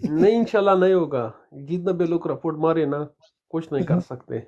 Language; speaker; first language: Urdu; non-native, local second language; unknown